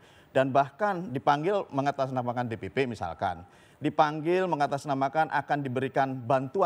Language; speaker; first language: Indonesian; native; Indonesian